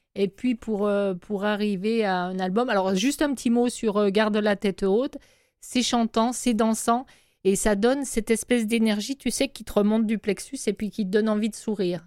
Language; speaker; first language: French; native; French